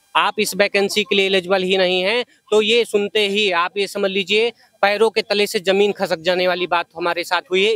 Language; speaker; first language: Hindi; native; Hindi